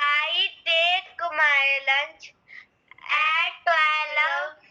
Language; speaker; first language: English; non-native, learner; Hindi